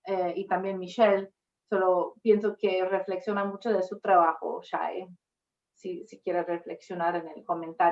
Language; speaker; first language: Spanish; non-native, fluent; English